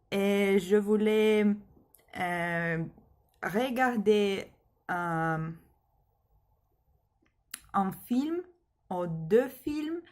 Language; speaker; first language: French; non-native, learner; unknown